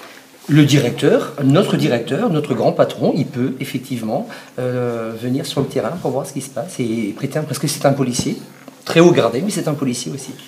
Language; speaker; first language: French; native; French